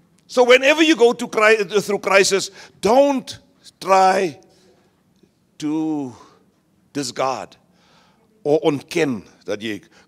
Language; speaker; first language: English; non-native, local second language; Afrikaans